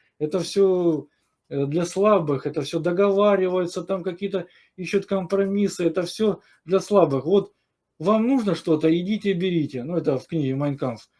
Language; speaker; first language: Russian; native; Russian